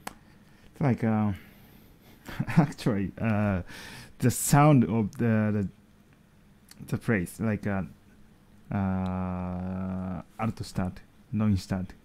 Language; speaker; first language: English; non-native, learner; Japanese